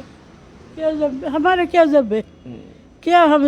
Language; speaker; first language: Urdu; early bilingual, heritage; Arabic